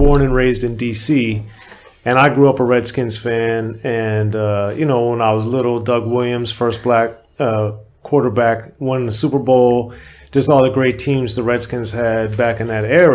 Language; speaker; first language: English; native; English